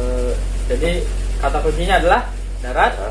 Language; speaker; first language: Indonesian; native; Indonesian